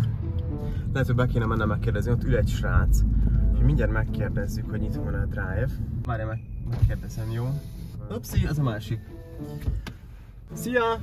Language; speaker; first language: Hungarian; native; Hungarian